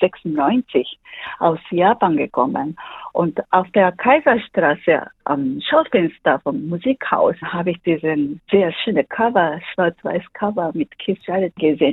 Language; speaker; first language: German; non-native, fluent; Japanese